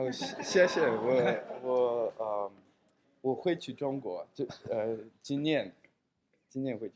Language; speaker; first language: Chinese; early bilingual, heritage; Chinese